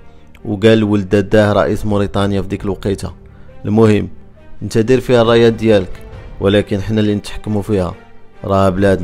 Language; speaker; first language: Arabic; native; Arabic